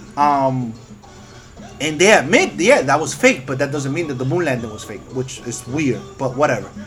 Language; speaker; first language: English; early bilingual, other home language; Spanish